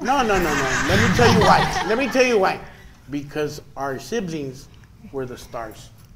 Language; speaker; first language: English; early bilingual, other home language; Spanish